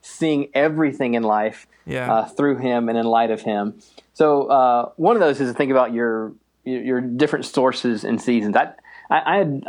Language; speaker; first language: English; native; English